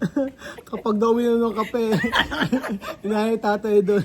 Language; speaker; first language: Filipino; native; Filipino